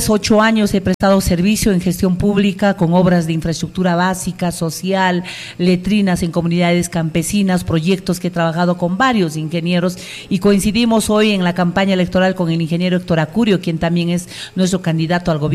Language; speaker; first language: Spanish; native; Spanish